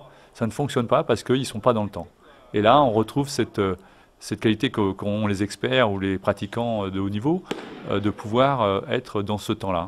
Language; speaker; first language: French; native; French